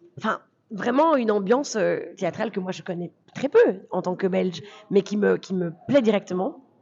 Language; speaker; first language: French; early bilingual, other home language; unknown